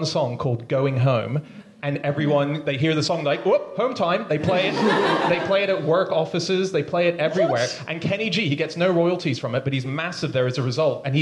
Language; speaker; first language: English; non-native, local second language; Cantonese